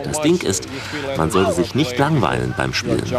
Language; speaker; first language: German; native; German